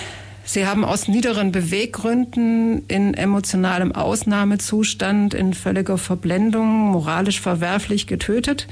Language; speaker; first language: German; native; German